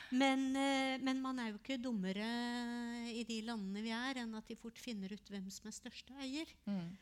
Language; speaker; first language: Norwegian; native; Norwegian